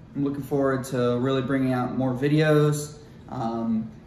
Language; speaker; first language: English; native; English